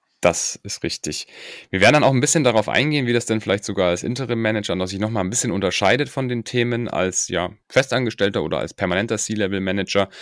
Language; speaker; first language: German; native; German